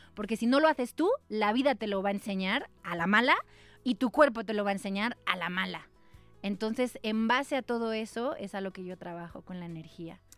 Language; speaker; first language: Spanish; native; Spanish